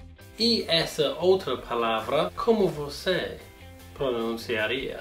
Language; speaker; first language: Portuguese; non-native, fluent; English